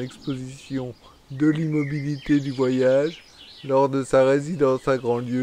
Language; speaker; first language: French; native; French